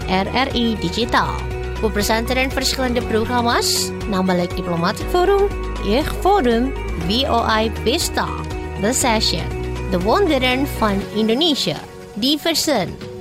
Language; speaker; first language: Dutch; non-native, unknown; Indonesian